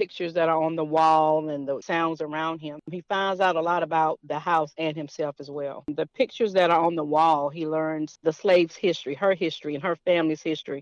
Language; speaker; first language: English; native; English